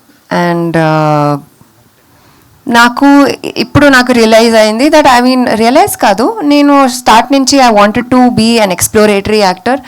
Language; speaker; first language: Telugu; non-native, local second language; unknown